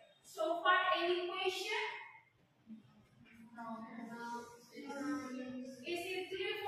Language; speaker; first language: English; non-native, fluent; Indonesian